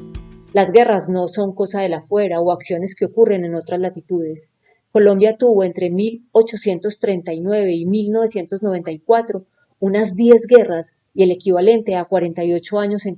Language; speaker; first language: Spanish; native; Spanish